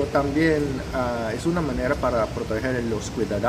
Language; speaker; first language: Spanish; non-native, fluent; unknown